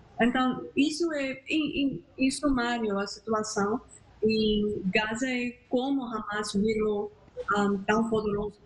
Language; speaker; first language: Portuguese; non-native, fluent; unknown